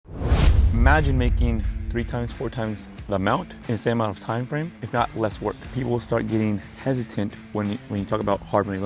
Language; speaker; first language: English; native; English